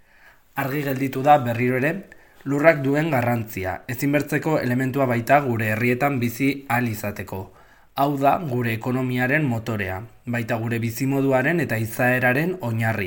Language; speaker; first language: Basque; native; Basque